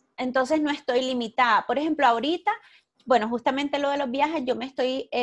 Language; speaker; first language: Spanish; native; Spanish